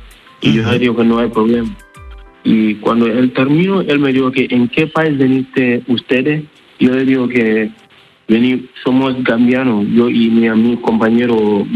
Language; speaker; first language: Spanish; non-native, learner; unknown